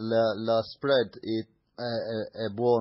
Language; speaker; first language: Italian; non-native, learner; English